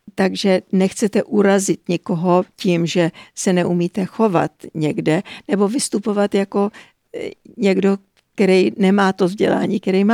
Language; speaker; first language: Czech; early bilingual, heritage; Czech